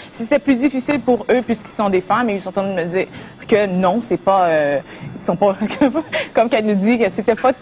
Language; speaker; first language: French; native; French